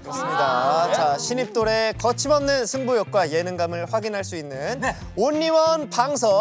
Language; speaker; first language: Korean; native; Korean